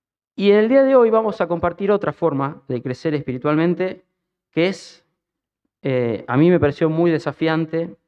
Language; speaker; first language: Spanish; native; Spanish